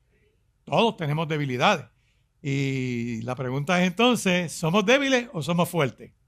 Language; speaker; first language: Spanish; native; Spanish